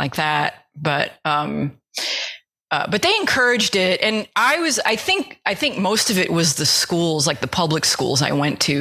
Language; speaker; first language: English; native; English